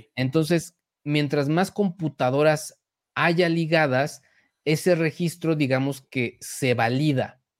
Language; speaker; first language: Spanish; native; Spanish